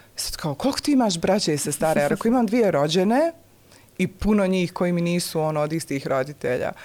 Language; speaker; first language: Bosnian; native; Bosnian